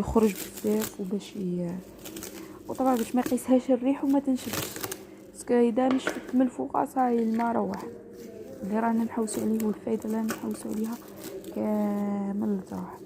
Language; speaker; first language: Arabic; native; Arabic